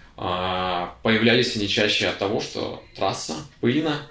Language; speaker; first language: Russian; native; Russian